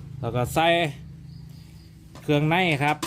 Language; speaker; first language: Thai; non-native, local second language; Northeastern Thai